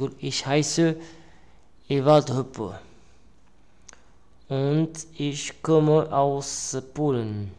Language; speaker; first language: German; non-native, learner; Arabic